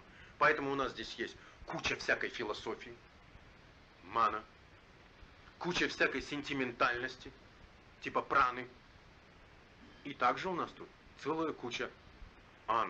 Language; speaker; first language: Russian; native; Russian